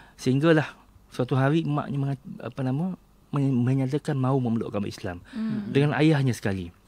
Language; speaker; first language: Malay; non-native, local second language; Iban